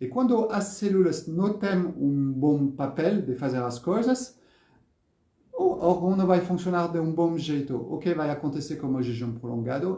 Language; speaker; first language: Portuguese; non-native, fluent; French